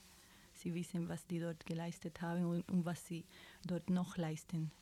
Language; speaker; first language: German; non-native, fluent; Spanish